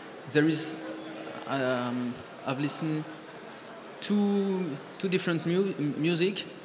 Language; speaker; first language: English; non-native, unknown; French